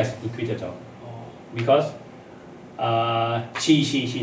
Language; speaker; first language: English; non-native, learner; Thai